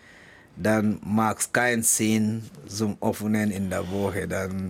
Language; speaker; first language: German; non-native, learner; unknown